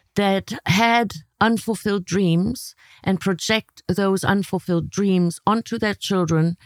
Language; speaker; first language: English; non-native, fluent; German